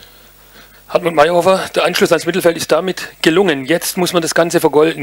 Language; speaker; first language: German; native; German